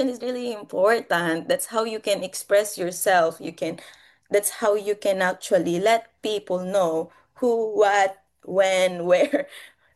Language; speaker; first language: English; non-native, local second language; Filipino